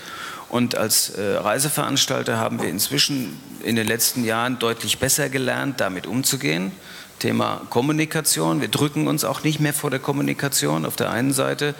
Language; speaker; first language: German; native; German